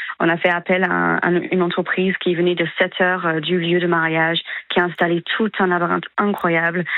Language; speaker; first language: French; non-native, fluent; English